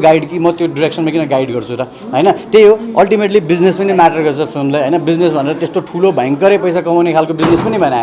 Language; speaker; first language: Nepali; native; Nepali